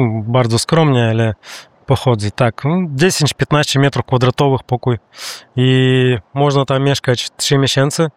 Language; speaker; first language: Polish; non-native, learner; Russian